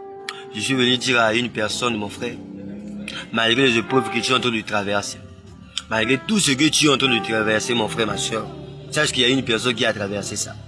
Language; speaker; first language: French; non-native, local second language; Lingala